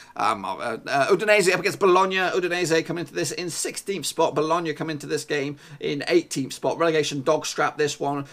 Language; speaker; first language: English; native; English